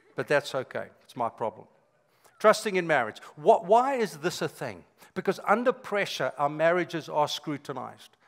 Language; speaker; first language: English; native; English